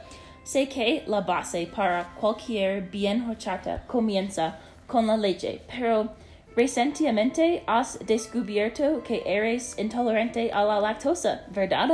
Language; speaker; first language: Spanish; non-native, learner; English